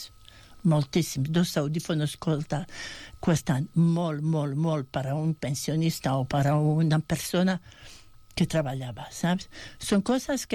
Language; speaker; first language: Catalan; non-native, fluent; Bosnian